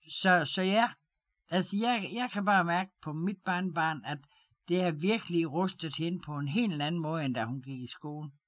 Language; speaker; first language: Danish; native; Danish